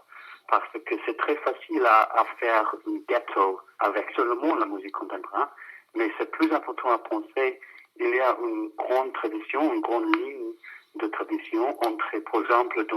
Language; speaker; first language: French; non-native, fluent; English